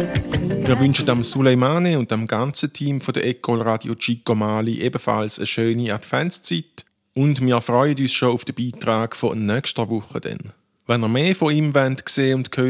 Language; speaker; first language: German; native; German